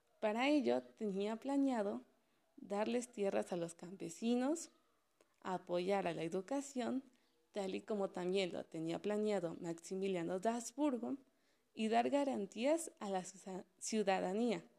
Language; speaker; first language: Spanish; native; Spanish